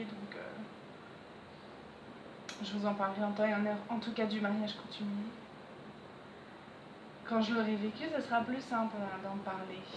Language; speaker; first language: French; native; French